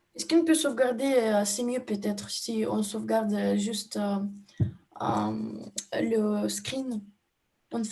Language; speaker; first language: French; non-native, fluent; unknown